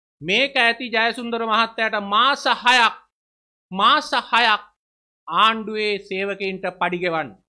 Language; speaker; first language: Sinhala; native; Sinhala